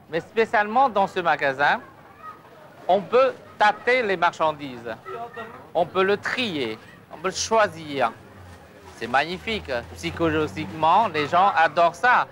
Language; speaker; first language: French; non-native, fluent; Cantonese